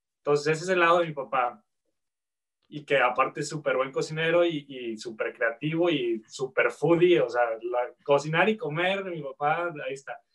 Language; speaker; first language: Spanish; native; Spanish